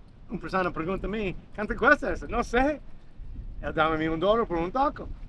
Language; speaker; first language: Spanish; non-native, learner; English